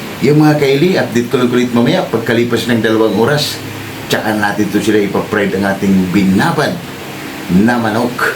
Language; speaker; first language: Filipino; native; Filipino